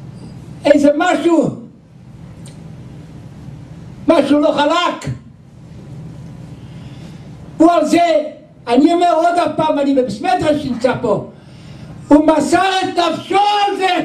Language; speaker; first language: Hebrew; non-native, local second language; Yiddish